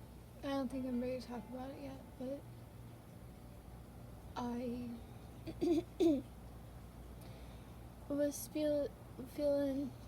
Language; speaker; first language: English; native; English